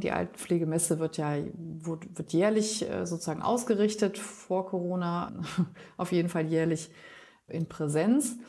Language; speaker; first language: German; native; German